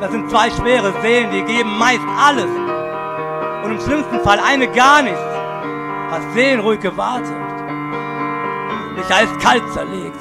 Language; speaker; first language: German; native; German